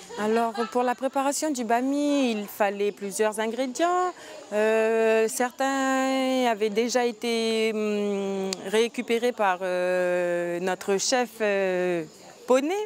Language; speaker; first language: French; native; French